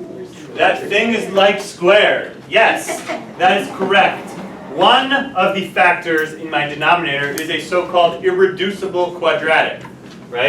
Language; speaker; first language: English; native; English